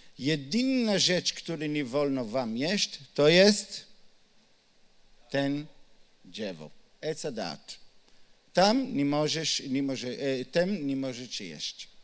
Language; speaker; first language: Polish; non-native, learner; Hebrew